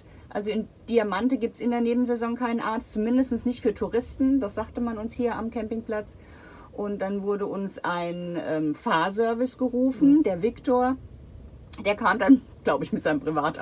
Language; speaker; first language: German; native; German